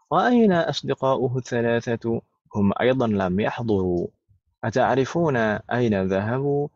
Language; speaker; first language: Arabic; non-native, fluent; Indonesian